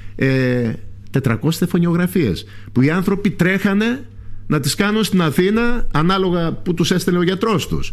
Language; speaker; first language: Greek; native; Greek